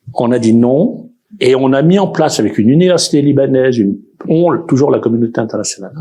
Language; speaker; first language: French; native; French